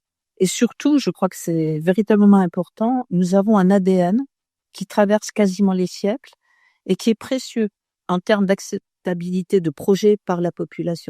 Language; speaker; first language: French; native; French